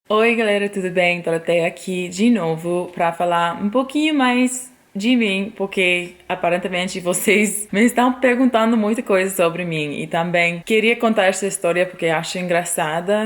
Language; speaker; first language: Portuguese; non-native, fluent; English